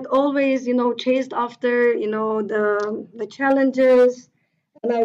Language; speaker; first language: English; non-native, fluent; Turkish